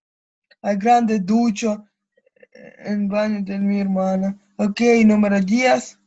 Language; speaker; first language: Spanish; non-native, learner; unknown